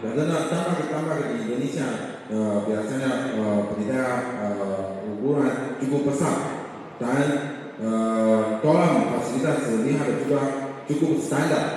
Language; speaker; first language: Indonesian; non-native, learner; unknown